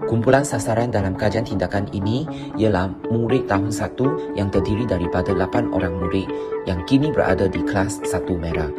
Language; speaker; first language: Malay; non-native, local second language; Chinese